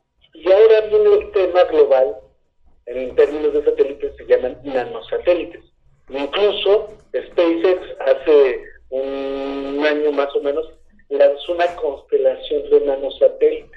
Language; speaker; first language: Spanish; native; Spanish